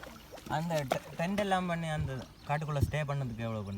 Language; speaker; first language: Tamil; non-native, learner; Malayalam